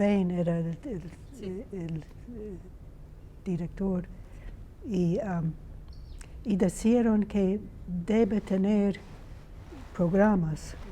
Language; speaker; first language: Spanish; non-native, fluent; English